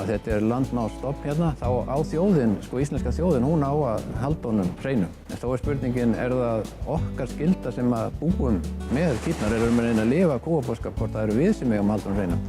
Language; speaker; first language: Icelandic; native; Icelandic